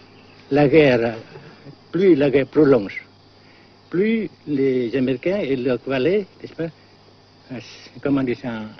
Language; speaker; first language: French; non-native, fluent; Vietnamese